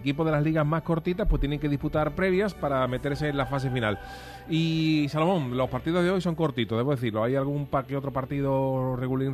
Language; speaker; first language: Spanish; native; Spanish